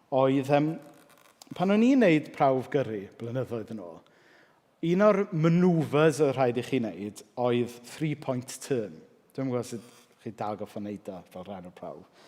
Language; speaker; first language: Welsh; native; Welsh